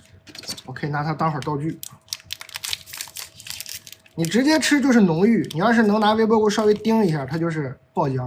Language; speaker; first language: Chinese; native; Chinese